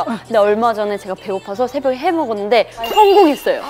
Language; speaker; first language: Korean; non-native, fluent; Thai